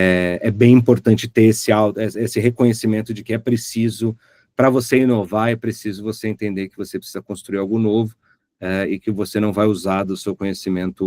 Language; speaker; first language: Portuguese; native; Portuguese